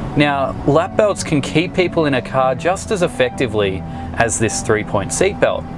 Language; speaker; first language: English; native; English